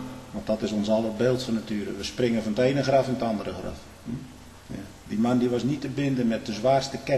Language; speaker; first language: Dutch; native; Dutch